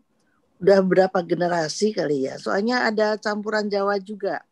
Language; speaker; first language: Indonesian; native; Indonesian